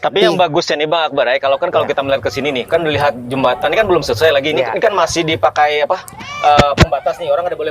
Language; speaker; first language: Indonesian; native; Indonesian